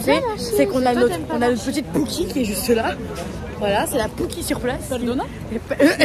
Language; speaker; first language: French; native; French